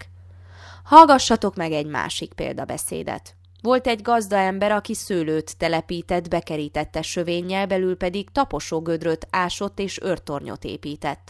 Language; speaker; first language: Hungarian; native; Hungarian